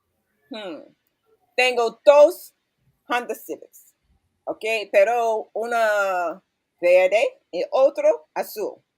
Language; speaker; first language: Spanish; non-native, learner; English